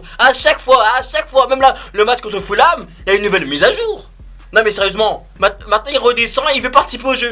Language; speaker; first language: French; native; French